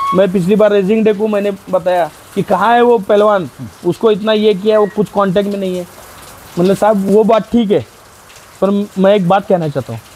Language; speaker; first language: Hindi; non-native, local second language; Marathi